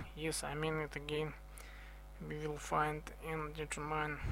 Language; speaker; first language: English; non-native, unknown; Russian